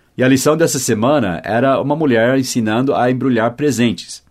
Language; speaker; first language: Portuguese; non-native, fluent; English